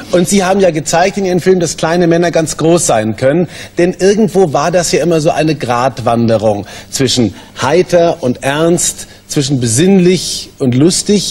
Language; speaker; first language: German; native; German